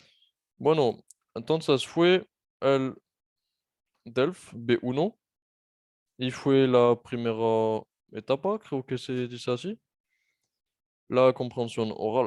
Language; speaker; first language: Spanish; non-native, fluent; French